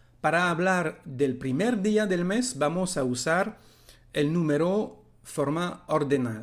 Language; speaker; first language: Spanish; non-native, fluent; French